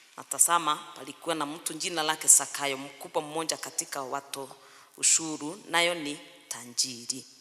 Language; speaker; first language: Swahili; non-native, local second language; Kikuyu